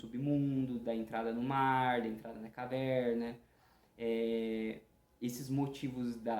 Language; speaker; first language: Portuguese; native; Portuguese